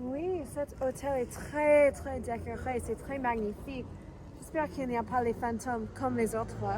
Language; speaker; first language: French; non-native, learner; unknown